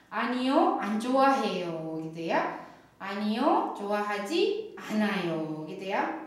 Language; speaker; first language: Korean; non-native, fluent; Indonesian